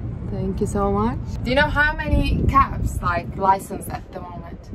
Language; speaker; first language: English; non-native, fluent; Turkish